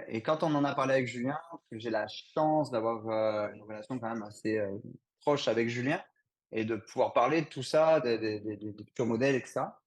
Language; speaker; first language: French; native; French